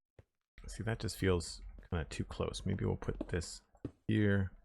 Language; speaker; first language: English; native; English